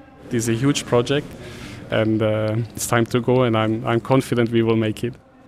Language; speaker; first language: Swedish; non-native, fluent; German